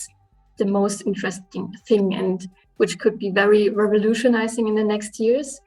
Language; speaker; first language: English; non-native, fluent; German